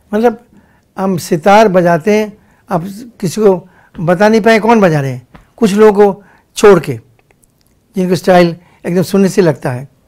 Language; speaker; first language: Hindi; non-native, local second language; Bangla